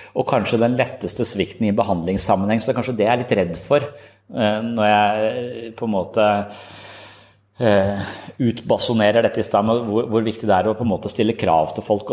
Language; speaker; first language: Norwegian; native; Norwegian